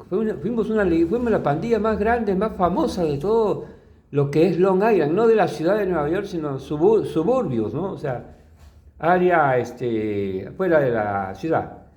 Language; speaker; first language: Spanish; early bilingual, other home language; English